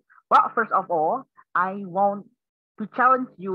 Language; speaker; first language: English; non-native, learner; Indonesian